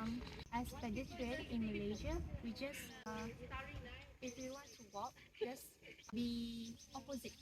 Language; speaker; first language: English; non-native, local second language; Malay